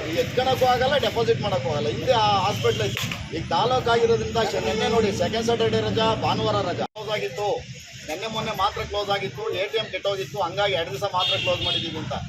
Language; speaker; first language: Kannada; native; Kannada